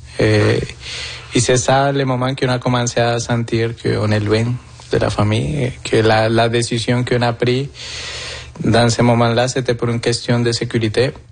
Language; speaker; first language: French; non-native, fluent; Spanish